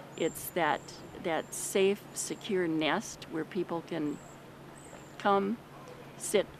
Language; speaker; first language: English; native; English